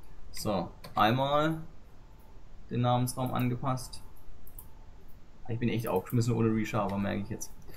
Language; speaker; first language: German; native; German